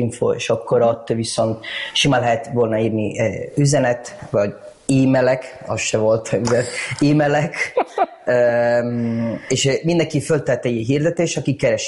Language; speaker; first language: Hungarian; non-native, learner; Italian